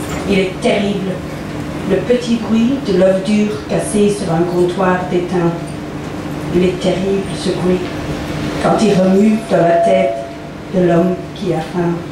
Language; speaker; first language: French; non-native, local second language; Dutch